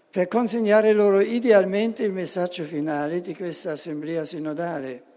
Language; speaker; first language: Italian; non-native, fluent; German